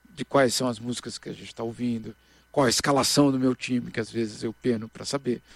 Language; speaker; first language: Portuguese; native; Portuguese